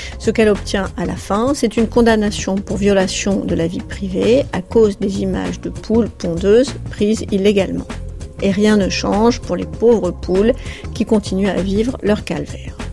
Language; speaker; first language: French; native; French